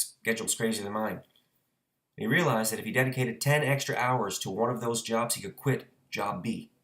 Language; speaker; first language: English; native; English